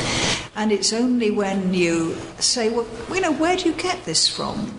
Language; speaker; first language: English; native; English